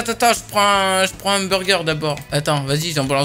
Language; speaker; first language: French; native; French